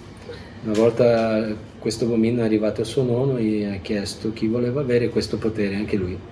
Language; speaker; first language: Italian; non-native, fluent; Portuguese